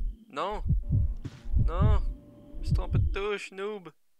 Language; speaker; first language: French; native; French